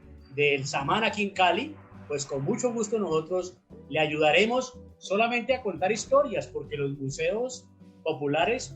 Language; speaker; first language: Spanish; native; Spanish